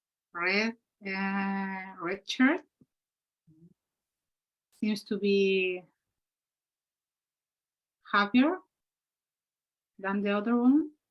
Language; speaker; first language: English; non-native, learner; Spanish